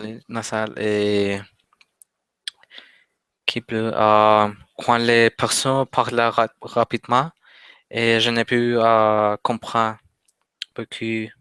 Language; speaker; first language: French; non-native, learner; Spanish